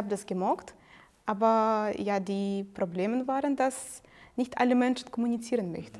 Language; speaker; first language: German; non-native, fluent; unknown